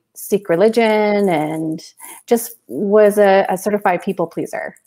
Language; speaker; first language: English; native; English